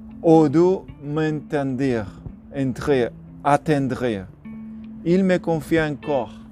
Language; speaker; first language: French; non-native, learner; Spanish